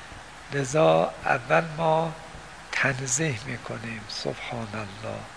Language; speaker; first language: Persian; native; Persian